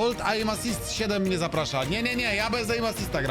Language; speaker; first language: Polish; native; Polish